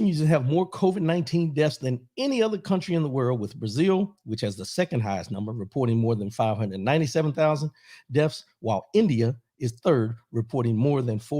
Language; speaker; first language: English; native; English